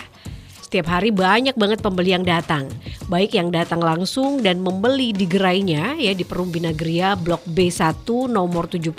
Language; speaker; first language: Indonesian; native; Indonesian